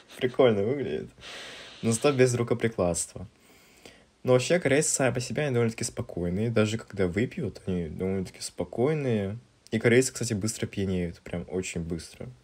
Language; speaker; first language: Russian; native; Russian